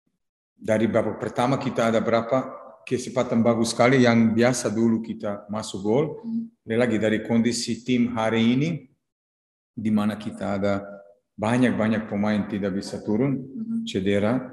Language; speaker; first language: Indonesian; non-native, fluent; Serbian